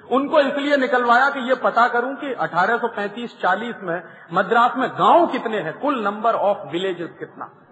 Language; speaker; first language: Hindi; native; Hindi